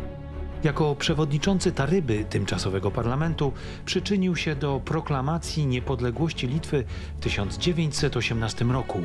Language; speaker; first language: Polish; native; Polish